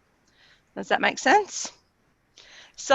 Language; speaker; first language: English; native; English